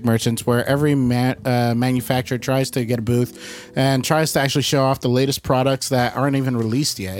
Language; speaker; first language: English; early bilingual, other home language; Spanish